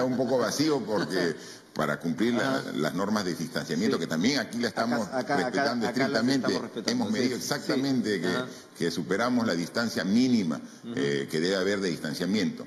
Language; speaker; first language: Spanish; native; Spanish